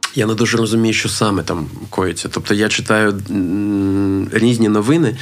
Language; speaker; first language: Ukrainian; non-native, local second language; Russian